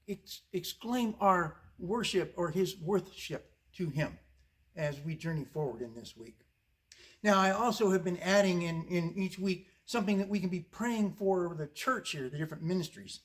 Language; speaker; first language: English; native; English